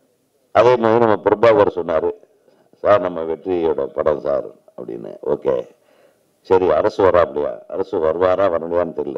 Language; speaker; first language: Tamil; native; Tamil